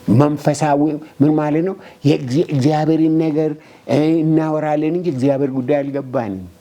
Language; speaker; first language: Amharic; non-native, local second language; Oromo